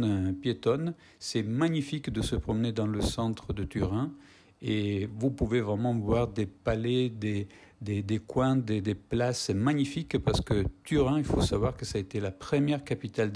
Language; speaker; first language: French; non-native, fluent; Italian